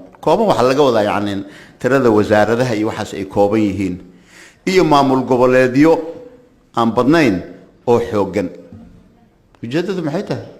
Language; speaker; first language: Somali; native; Somali